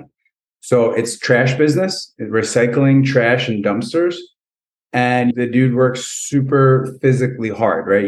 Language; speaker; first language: English; native; English